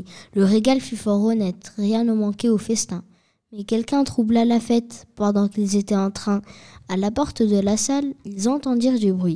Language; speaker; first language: French; native; French